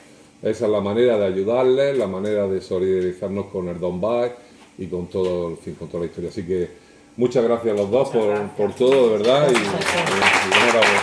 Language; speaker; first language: Spanish; native; Spanish